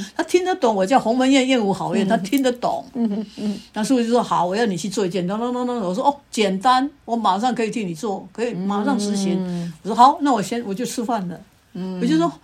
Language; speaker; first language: Chinese; non-native, local second language; Min Nan Chinese